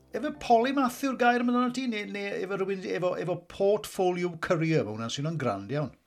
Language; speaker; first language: Welsh; native; Welsh